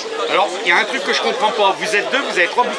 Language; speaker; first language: French; native; French